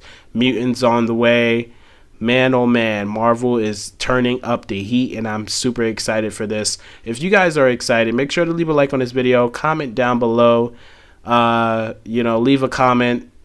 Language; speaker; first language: English; native; English